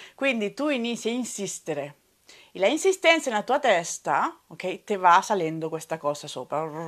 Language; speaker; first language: Italian; non-native, fluent; Spanish